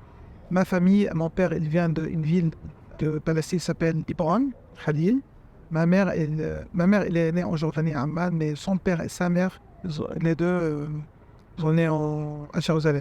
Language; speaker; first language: French; non-native, fluent; Arabic